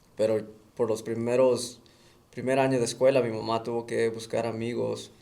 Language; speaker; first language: Spanish; early bilingual, other home language; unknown